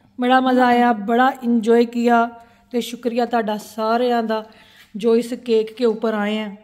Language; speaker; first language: Urdu; non-native, local second language; Punjabi